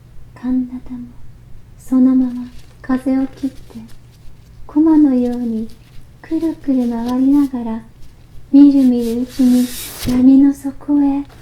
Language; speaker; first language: Japanese; native; Japanese